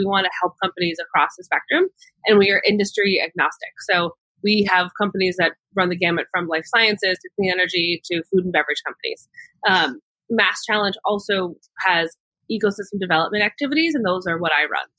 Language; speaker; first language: English; native; English